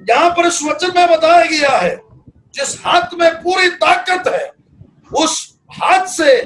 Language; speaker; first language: Hindi; non-native, local second language; Malayalam